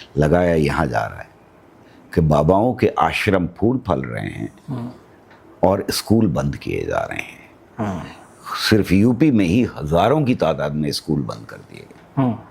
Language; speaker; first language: Hindi; native; Hindi